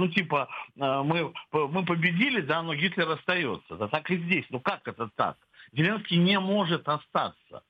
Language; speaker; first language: Russian; native; Russian